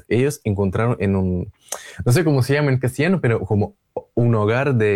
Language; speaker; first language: Spanish; non-native, learner; Russian